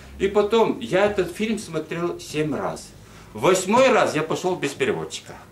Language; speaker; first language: Russian; non-native, local second language; Udmurt